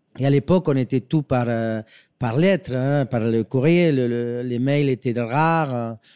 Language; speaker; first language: French; non-native, fluent; Spanish